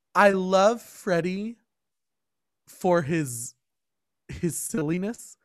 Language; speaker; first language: English; native; English